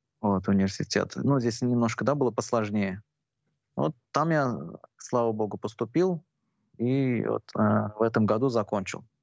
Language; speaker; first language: Russian; non-native, local second language; Azerbaijani